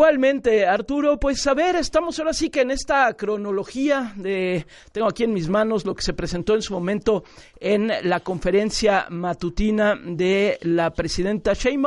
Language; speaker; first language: Spanish; native; Spanish